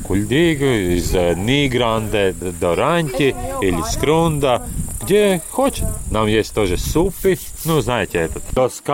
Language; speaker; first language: Russian; non-native, local second language; Latvian